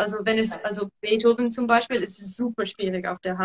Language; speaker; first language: German; non-native, fluent; English